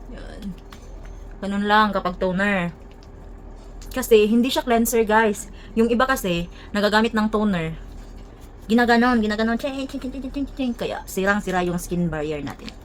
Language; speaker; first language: Filipino; non-native, local second language; Cebuano